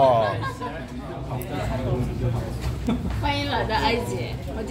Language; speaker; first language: Chinese; non-native, learner; Arabic